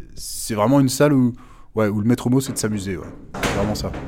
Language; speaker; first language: French; native; French